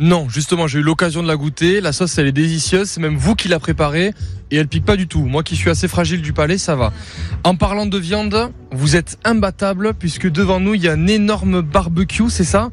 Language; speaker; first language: French; native; French